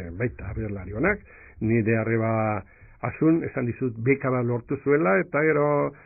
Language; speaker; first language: Basque; native; Basque